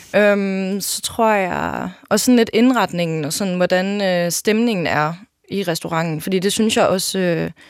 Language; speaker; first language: Danish; native; Danish